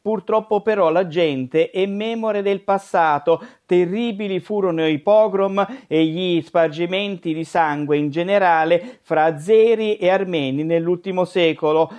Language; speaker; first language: Italian; native; Italian